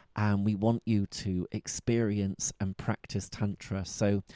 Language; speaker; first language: English; native; English